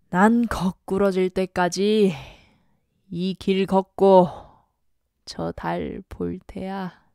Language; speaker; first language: Korean; native; Korean